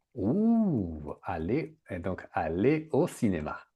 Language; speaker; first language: French; native; French